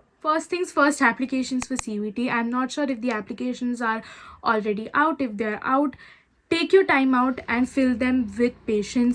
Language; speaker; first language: English; non-native, local second language; Hindi